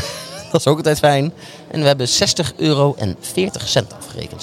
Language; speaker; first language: Dutch; native; Dutch